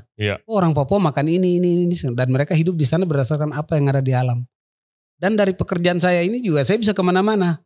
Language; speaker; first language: Indonesian; native; Indonesian